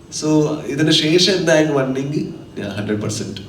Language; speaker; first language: Malayalam; non-native, local second language; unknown